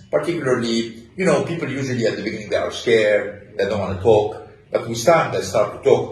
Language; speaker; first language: English; non-native, fluent; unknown